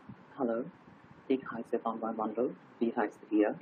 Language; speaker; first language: German; non-native, learner; Bangla